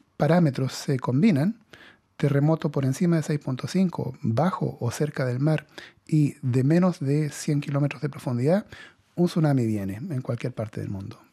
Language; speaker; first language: Spanish; native; Spanish